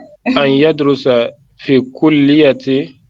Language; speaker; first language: Arabic; non-native, learner; French